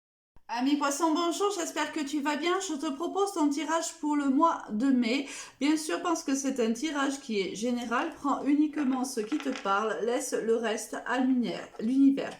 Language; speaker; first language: French; native; French